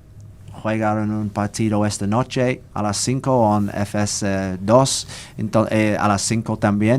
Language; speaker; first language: Spanish; non-native, learner; English